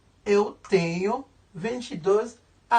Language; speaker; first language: Portuguese; non-native, learner; Haitian Creole